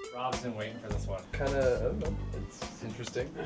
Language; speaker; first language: English; native; English